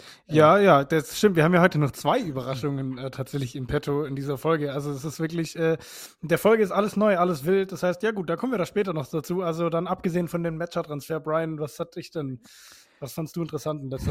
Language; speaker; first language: German; native; German